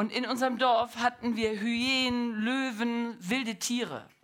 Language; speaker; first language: German; non-native, learner; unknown